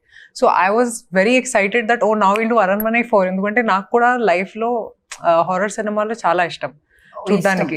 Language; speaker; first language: Telugu; non-native, local second language; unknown